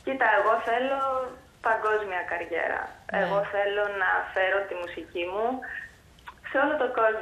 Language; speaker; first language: Greek; early bilingual, heritage; Greek